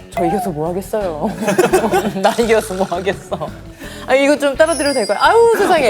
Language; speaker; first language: Korean; native; Korean